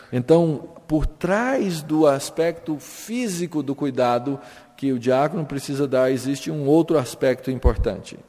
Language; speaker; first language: Portuguese; native; Portuguese